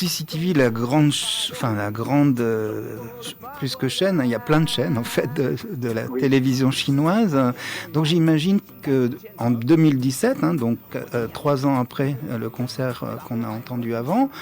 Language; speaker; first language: French; native; French